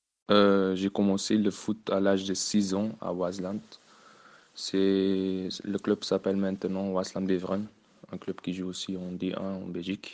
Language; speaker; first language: French; early bilingual, other home language; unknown